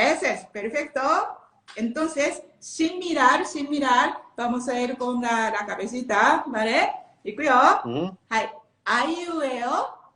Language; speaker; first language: Spanish; non-native, learner; Japanese